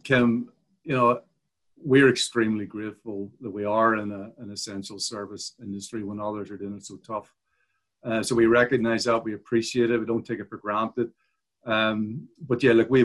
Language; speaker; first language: English; native; English